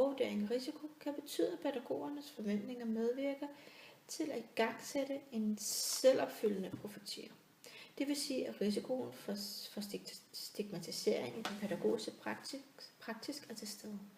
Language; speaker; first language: Danish; native; Danish